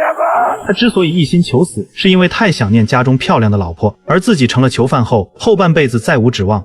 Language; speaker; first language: Chinese; native; Chinese